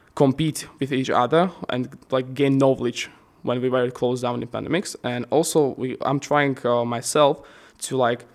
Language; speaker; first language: English; non-native, fluent; Slovak